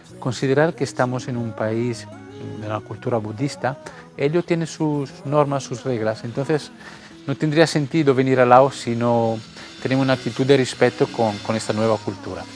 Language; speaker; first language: Spanish; non-native, fluent; Italian